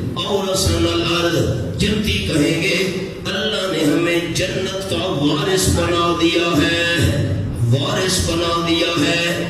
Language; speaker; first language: Urdu; non-native, local second language; Pashto